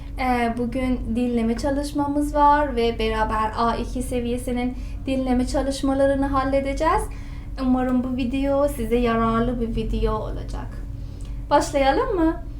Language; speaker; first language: Turkish; non-native, fluent; Persian